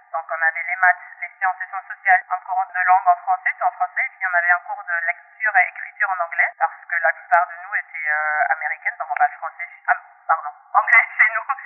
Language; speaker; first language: French; non-native, local second language; English